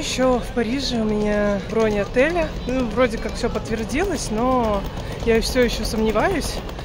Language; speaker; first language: Russian; native; Russian